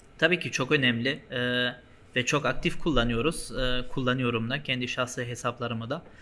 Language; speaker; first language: Turkish; early bilingual, heritage; Turkish